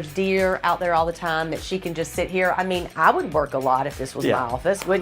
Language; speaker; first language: English; native; English